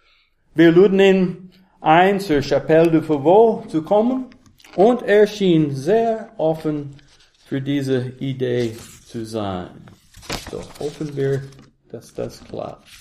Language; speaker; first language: German; non-native, learner; English